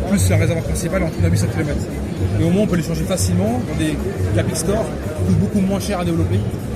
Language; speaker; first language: French; native; French